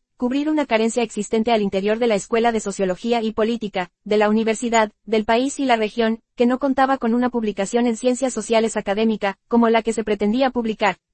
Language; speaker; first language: Spanish; native; Spanish